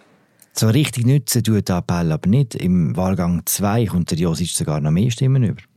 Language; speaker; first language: German; native; German